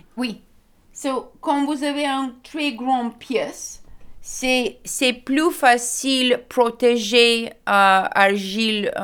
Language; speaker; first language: French; non-native, learner; Lithuanian